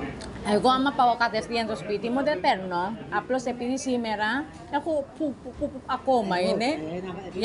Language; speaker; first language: Greek; non-native, learner; Filipino